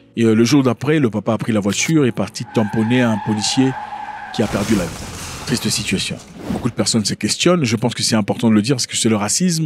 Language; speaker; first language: French; non-native, local second language; Lingala